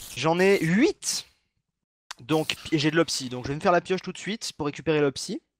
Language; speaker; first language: French; native; French